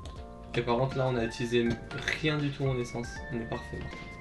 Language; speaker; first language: French; native; French